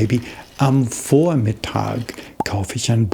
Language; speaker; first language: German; non-native, fluent; English